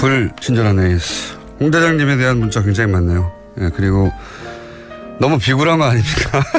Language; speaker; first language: Korean; native; Korean